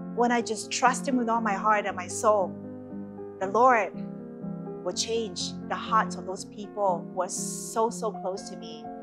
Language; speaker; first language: English; non-native, local second language; Chinese